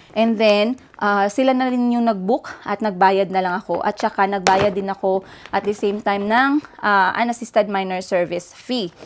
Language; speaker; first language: Filipino; native; Filipino